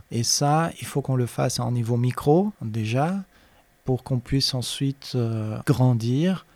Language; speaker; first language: French; non-native, fluent; Portuguese